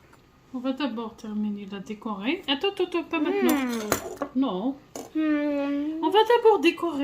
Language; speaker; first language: French; non-native, fluent; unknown